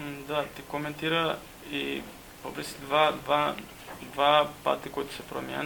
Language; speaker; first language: Bulgarian; non-native, learner; Portuguese